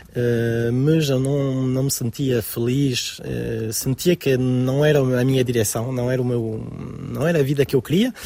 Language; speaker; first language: Portuguese; early bilingual, heritage; French